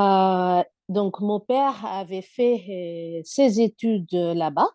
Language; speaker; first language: French; non-native, fluent; Bangla